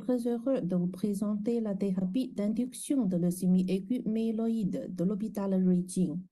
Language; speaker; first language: French; non-native, fluent; Chinese